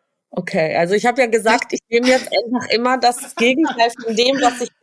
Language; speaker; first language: German; non-native, fluent; Georgian